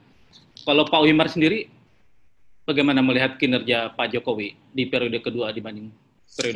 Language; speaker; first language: Indonesian; native; Indonesian